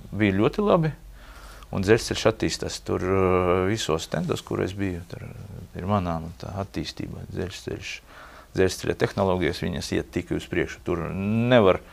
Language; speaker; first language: Latvian; non-native, local second language; Russian